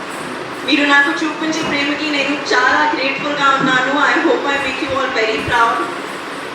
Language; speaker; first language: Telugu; non-native, learner; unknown